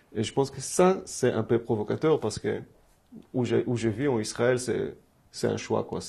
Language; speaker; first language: French; non-native, fluent; Hebrew